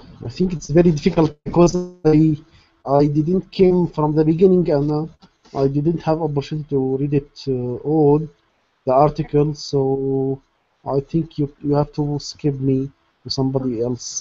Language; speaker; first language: English; non-native, learner; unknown